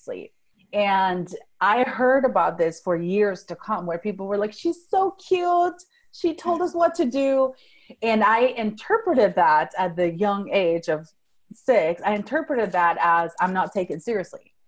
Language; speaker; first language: English; non-native, fluent; Spanish